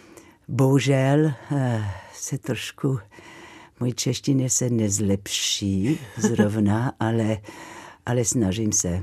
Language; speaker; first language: Czech; non-native, fluent; French